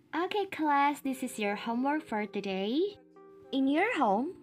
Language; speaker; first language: English; non-native, fluent; Indonesian